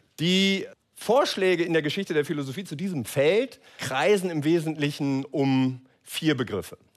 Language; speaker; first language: German; native; German